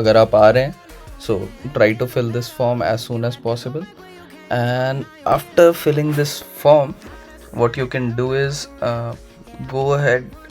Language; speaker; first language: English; non-native, local second language; Hindi